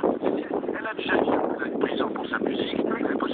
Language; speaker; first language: French; native; French